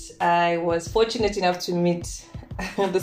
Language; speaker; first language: English; non-native, local second language; Zulu